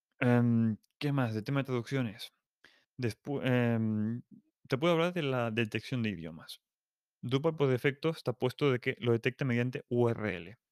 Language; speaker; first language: Spanish; non-native, local second language; Catalan